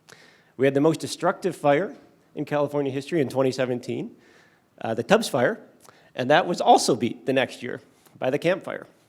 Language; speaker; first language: English; native; English